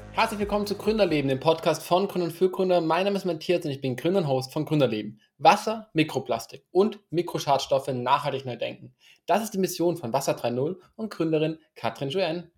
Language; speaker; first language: German; native; German